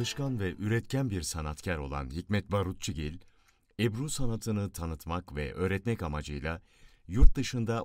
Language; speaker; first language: Turkish; native; Turkish